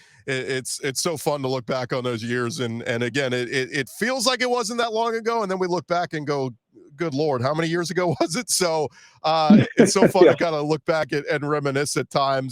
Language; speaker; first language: English; native; English